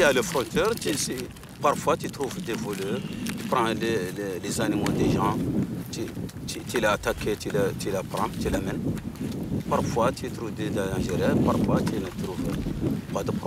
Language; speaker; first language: French; non-native, learner; Arabic